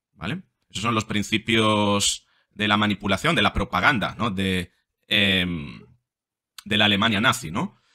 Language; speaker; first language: Spanish; non-native, fluent; Italian